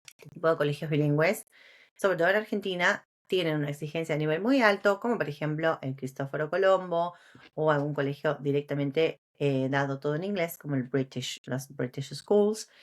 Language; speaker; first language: Spanish; native; Spanish